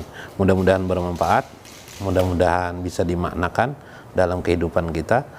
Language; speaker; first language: Indonesian; native; Indonesian